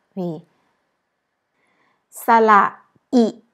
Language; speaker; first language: French; non-native, learner; Thai